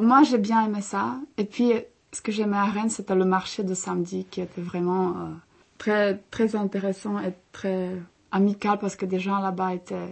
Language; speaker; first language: French; non-native, fluent; Czech